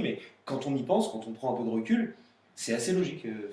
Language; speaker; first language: French; native; French